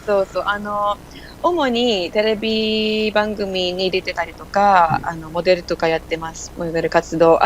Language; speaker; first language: Japanese; non-native, fluent; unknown